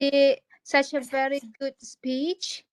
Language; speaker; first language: English; non-native, local second language; Malay